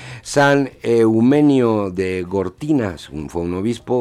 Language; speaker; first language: Spanish; native; Spanish